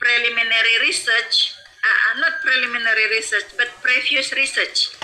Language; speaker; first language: English; non-native, fluent; Indonesian